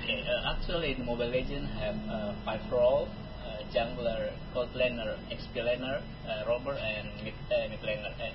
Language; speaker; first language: English; non-native, learner; Indonesian